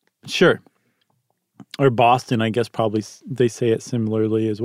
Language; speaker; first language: English; native; English